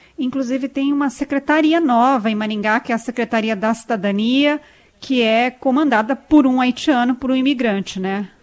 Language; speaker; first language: Portuguese; native; Portuguese